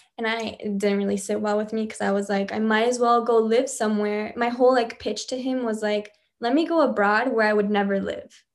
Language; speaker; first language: English; early bilingual, other home language; Spanish